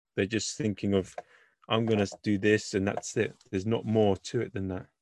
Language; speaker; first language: English; native; English